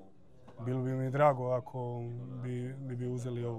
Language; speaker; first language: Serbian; early bilingual, heritage; German